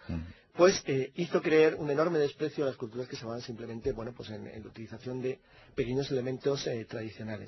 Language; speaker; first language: Spanish; native; Spanish